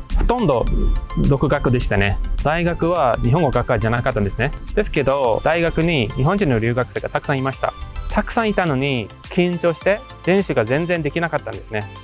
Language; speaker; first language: Japanese; non-native, fluent; English